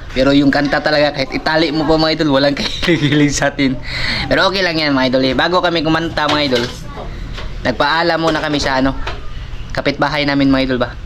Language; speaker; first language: Filipino; non-native, local second language; Cebuano